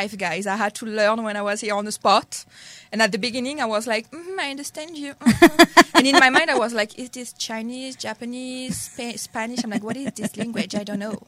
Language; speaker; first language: English; non-native, learner; French